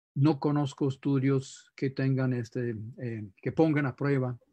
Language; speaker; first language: Spanish; non-native, fluent; English